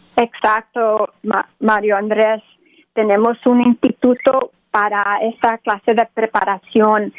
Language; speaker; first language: Spanish; early bilingual, heritage; Spanish